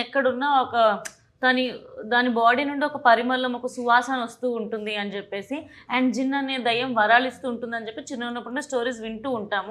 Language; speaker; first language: Telugu; native; Telugu